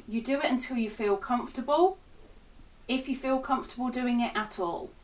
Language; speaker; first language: English; native; English